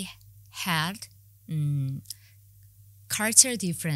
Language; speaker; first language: English; non-native, learner; Korean